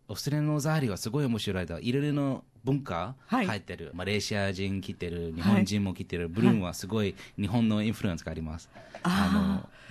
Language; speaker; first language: Japanese; non-native, learner; English